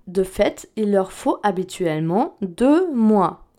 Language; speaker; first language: French; non-native, fluent; German